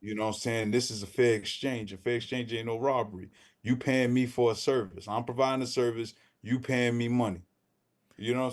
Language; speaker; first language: English; native; English